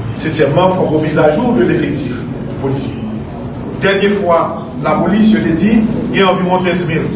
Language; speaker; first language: French; non-native, local second language; Haitian Creole